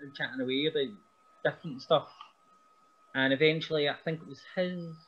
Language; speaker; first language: English; native; English